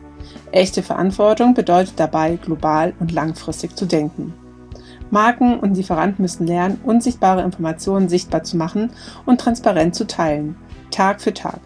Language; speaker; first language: German; native; German